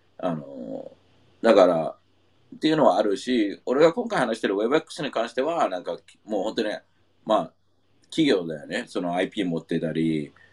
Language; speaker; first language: Japanese; non-native, fluent; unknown